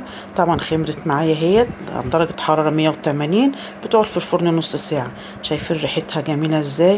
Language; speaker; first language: Arabic; native; Arabic